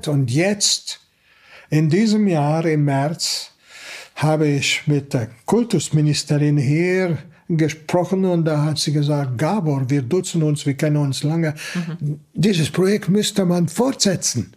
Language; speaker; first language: German; non-native, fluent; Hungarian